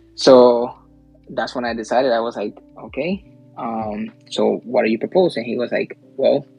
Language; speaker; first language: English; early bilingual, other home language; Spanish